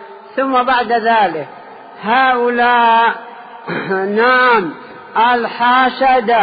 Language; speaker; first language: Arabic; native; Arabic